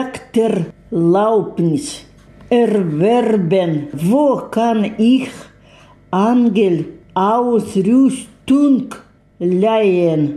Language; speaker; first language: German; non-native, learner; Russian